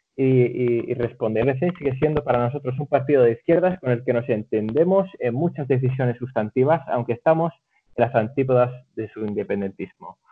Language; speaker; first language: Spanish; early bilingual, other home language; Catalan